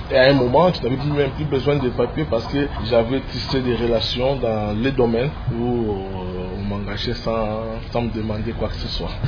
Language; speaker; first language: French; non-native, local second language; Lingala